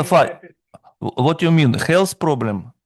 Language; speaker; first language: English; non-native, fluent; Russian